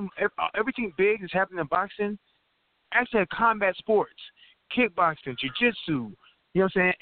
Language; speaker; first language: English; native; English